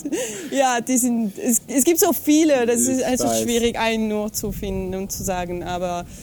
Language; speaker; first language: German; non-native, fluent; French